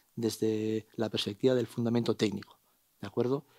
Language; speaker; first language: Spanish; native; Spanish